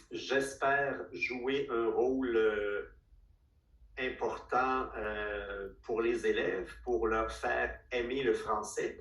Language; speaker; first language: French; native; French